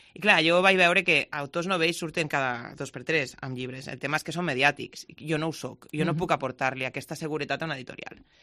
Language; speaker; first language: Catalan; non-native, local second language; Spanish